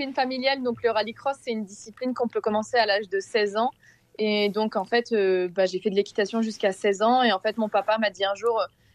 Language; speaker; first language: French; native; French